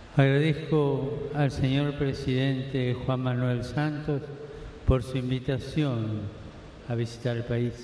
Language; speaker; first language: Spanish; native; Spanish